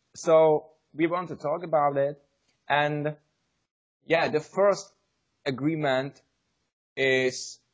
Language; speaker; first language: English; non-native, learner; Czech